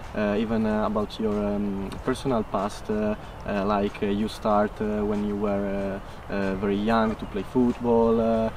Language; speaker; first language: English; non-native, learner; Italian